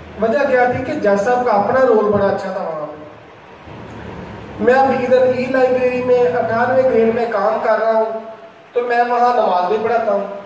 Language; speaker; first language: Urdu; non-native, local second language; Punjabi